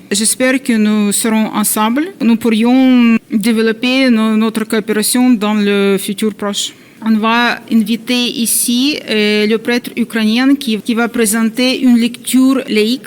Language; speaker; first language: French; non-native, fluent; Ukrainian